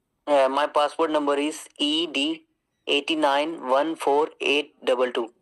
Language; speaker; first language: English; non-native, learner; Urdu